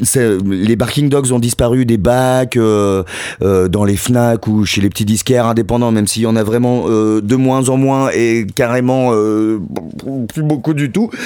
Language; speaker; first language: French; native; French